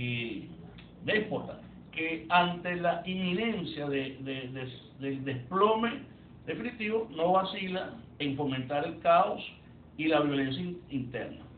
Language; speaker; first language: Spanish; native; Spanish